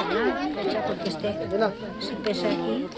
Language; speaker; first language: Spanish; native; Spanish